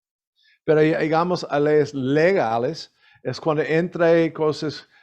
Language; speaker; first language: Spanish; non-native, learner; English